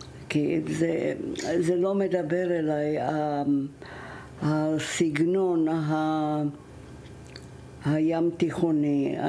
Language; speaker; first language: Hebrew; non-native, fluent; German